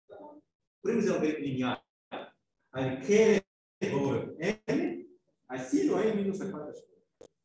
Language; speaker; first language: Hebrew; non-native, fluent; Russian